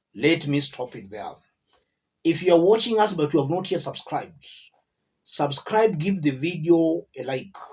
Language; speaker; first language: English; non-native, local second language; Swahili